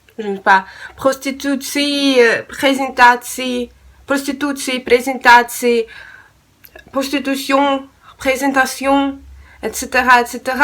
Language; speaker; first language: French; non-native, learner; Russian